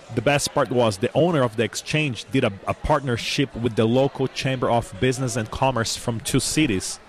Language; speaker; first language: English; non-native, fluent; Portuguese